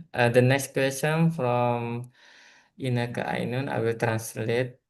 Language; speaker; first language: English; non-native, learner; Indonesian